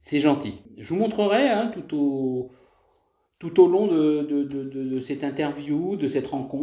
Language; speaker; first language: French; native; French